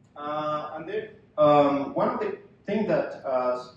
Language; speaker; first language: English; non-native, fluent; Spanish